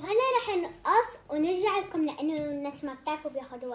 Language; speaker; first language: Arabic; native; Arabic